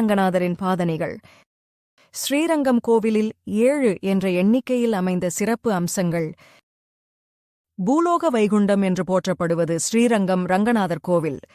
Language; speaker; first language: Tamil; native; Tamil